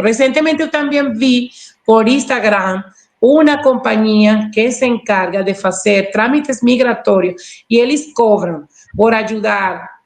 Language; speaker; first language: Portuguese; non-native, learner; Spanish